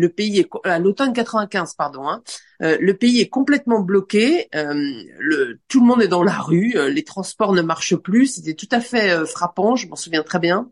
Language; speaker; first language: French; native; French